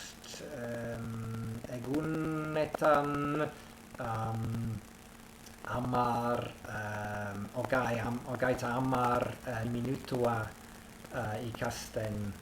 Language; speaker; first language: Basque; non-native, learner; English